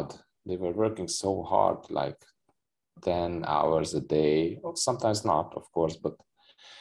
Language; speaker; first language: English; non-native, fluent; Hungarian